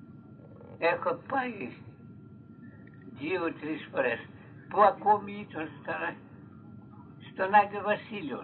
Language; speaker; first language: Greek; non-native, fluent; Russian